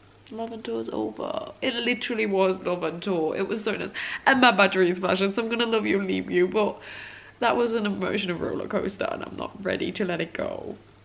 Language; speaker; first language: English; early bilingual, heritage; English